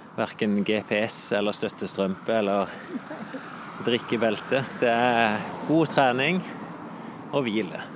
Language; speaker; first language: Norwegian; native; Norwegian